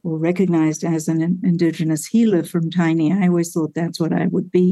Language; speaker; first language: English; native; English